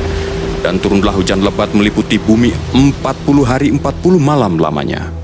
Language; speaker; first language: Indonesian; native; Indonesian